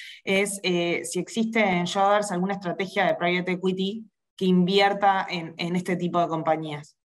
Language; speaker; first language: Spanish; native; Spanish